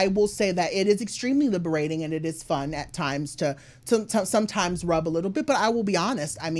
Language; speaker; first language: English; native; English